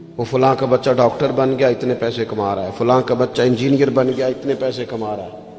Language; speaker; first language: Urdu; non-native, local second language; Punjabi